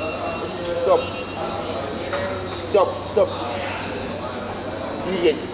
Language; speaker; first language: German; non-native, learner; Russian